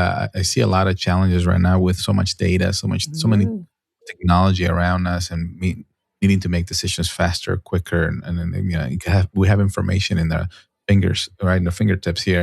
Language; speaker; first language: English; non-native, fluent; Spanish